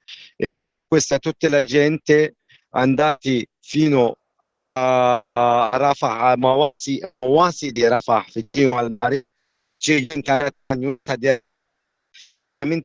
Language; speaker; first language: Italian; non-native, learner; Arabic